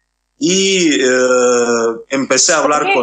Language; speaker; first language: Spanish; non-native, fluent; Russian